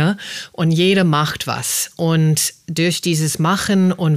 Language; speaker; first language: German; non-native, fluent; English